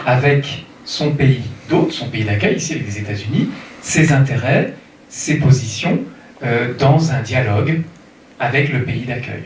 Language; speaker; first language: French; native; French